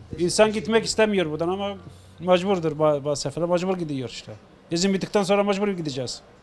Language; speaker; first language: Turkish; non-native, local second language; Turoyo